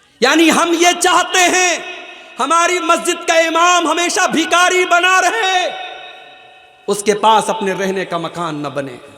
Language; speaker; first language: Urdu; native; Urdu